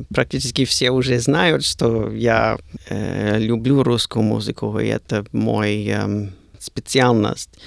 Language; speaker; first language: Russian; non-native, learner; English